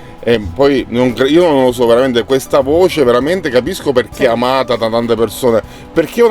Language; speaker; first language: Italian; native; Italian